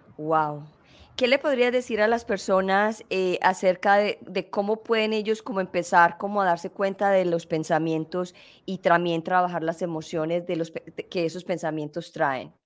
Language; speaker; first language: Spanish; native; Spanish